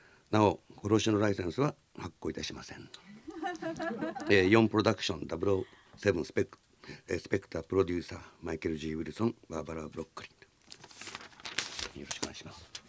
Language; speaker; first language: Japanese; native; Japanese